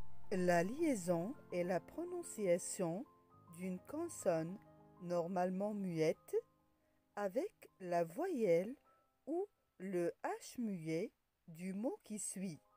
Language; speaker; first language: French; non-native, local second language; Arabic